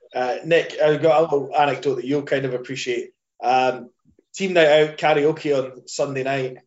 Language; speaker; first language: English; native; English